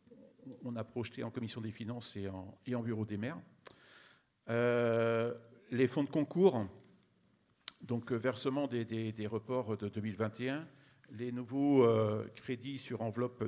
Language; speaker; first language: French; native; French